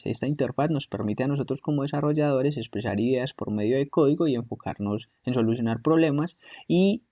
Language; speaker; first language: Spanish; native; Spanish